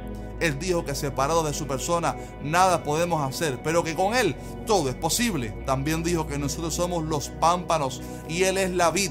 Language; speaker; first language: Spanish; native; Spanish